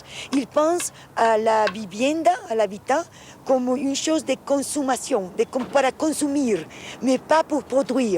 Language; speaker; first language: French; non-native, fluent; Spanish